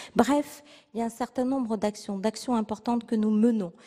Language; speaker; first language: French; native; French